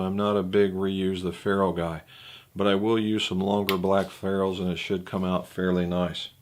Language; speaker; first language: English; native; English